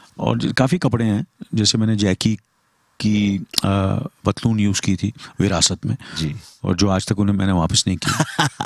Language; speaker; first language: Hindi; native; Hindi